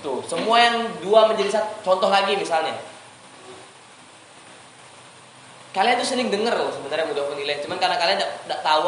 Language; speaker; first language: Indonesian; native; Indonesian